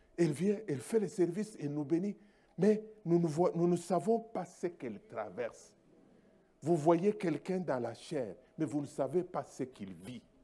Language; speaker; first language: French; non-native, local second language; Luba-Lulua